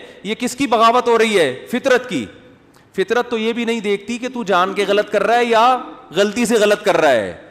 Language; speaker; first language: Urdu; native; Urdu